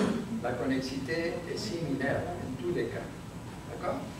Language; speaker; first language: French; non-native, learner; Spanish